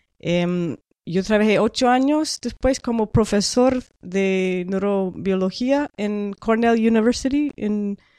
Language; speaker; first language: Spanish; non-native, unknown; English